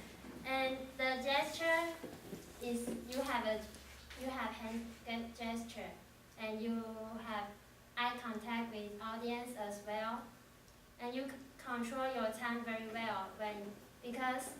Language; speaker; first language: English; non-native, learner; Chinese